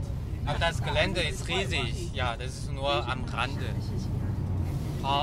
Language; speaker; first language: German; non-native, fluent; Chinese